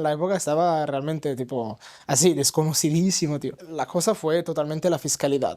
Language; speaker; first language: Spanish; non-native, fluent; Italian